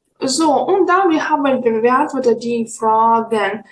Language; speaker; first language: German; non-native, fluent; Ukrainian